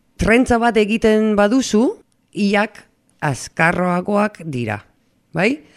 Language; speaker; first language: Basque; non-native, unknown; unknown